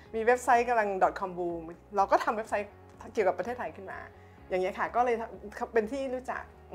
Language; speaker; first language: Thai; native; Thai